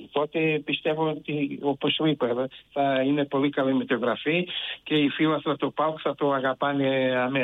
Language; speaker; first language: Greek; non-native, fluent; Portuguese